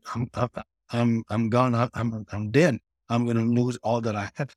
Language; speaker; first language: English; native; English